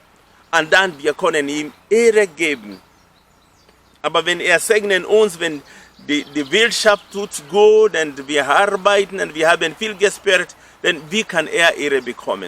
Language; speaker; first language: German; non-native, fluent; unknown